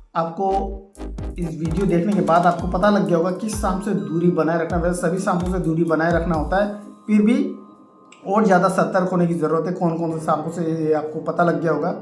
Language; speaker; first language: Hindi; non-native, local second language; Bangla